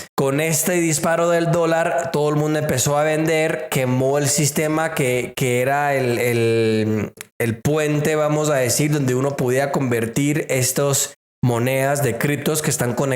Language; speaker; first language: Spanish; native; Spanish